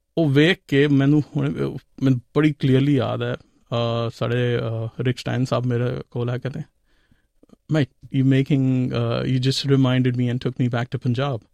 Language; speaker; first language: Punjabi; non-native, local second language; Hindi